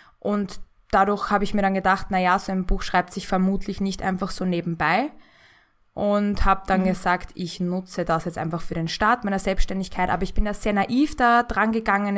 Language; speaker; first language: German; native; German